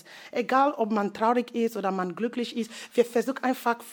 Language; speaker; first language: German; non-native, fluent; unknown